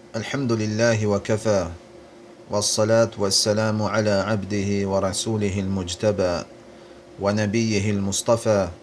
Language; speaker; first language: Arabic; non-native, fluent; Azerbaijani